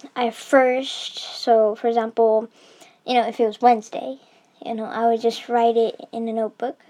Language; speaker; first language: English; early bilingual, heritage; English